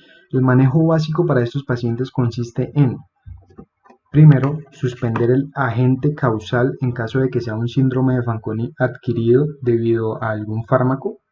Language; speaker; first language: Spanish; native; Spanish